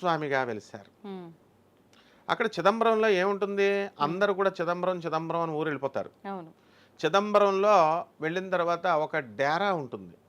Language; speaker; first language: Telugu; native; Telugu